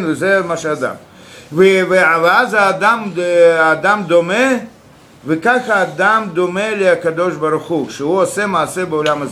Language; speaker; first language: Hebrew; non-native, fluent; Russian